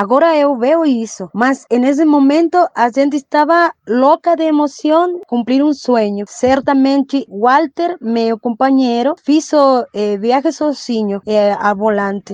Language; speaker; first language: Portuguese; non-native, fluent; Spanish